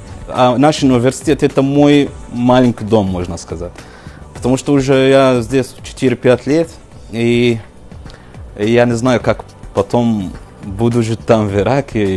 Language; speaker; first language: Russian; non-native, learner; Arabic